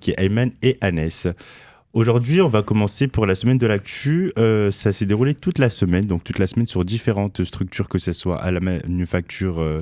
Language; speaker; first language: French; native; French